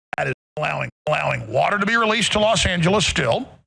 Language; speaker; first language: English; native; English